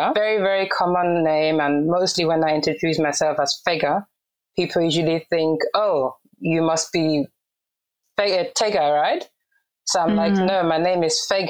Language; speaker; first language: English; non-native, fluent; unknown